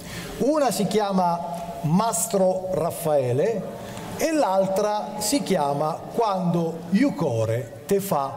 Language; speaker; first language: Italian; native; Italian